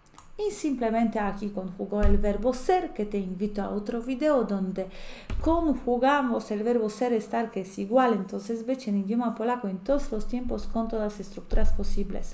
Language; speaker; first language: Spanish; non-native, fluent; Polish